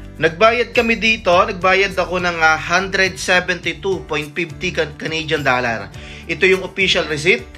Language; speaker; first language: Filipino; native; Filipino